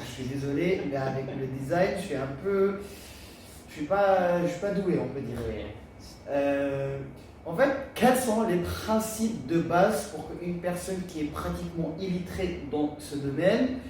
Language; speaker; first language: French; native; French